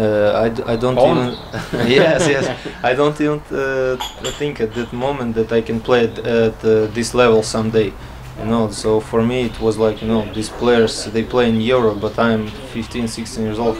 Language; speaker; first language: English; non-native, learner; Latvian